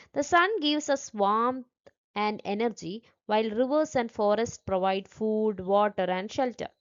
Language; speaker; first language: English; non-native, local second language; Malayalam